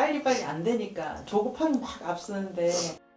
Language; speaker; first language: Korean; native; Korean